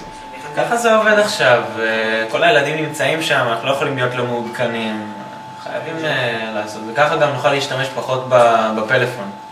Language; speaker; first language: Hebrew; native; Hebrew